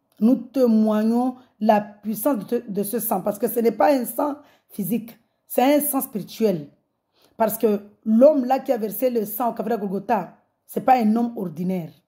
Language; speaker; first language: French; non-native, local second language; Comorian